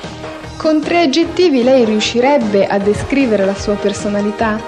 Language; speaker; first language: Italian; native; Italian